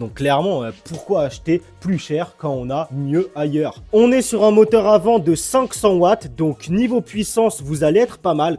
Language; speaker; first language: French; native; French